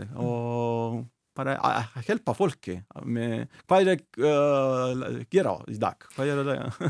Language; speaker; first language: Icelandic; non-native, learner; Italian